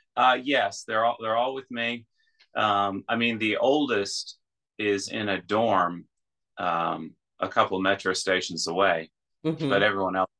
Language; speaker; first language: English; native; English